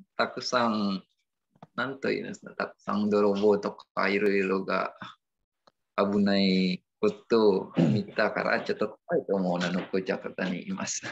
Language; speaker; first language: Japanese; non-native, fluent; Indonesian